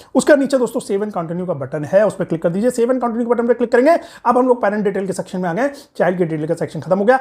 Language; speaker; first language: Hindi; native; Hindi